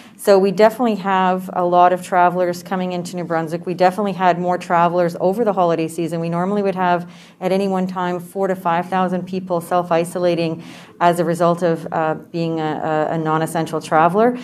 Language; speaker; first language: English; native; English